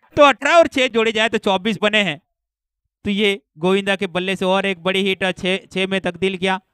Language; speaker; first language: Hindi; non-native, local second language; Gujarati